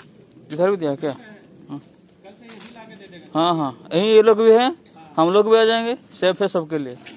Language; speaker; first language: Hindi; non-native, local second language; Odia